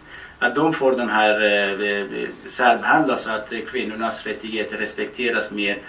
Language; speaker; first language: Swedish; non-native, fluent; Baluchi